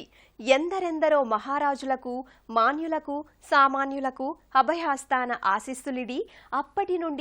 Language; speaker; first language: Telugu; native; Telugu